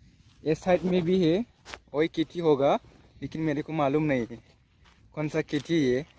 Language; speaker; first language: Hindi; non-native, local second language; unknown